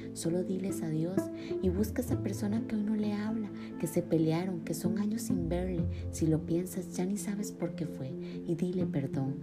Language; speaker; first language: Spanish; native; Spanish